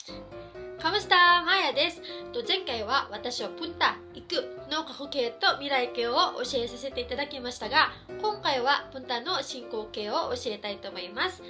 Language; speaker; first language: Japanese; non-native, fluent; Filipino